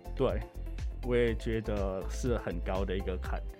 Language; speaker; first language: Chinese; non-native, fluent; Thai